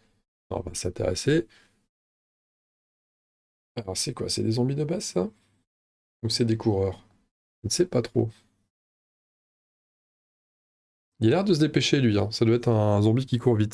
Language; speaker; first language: French; native; French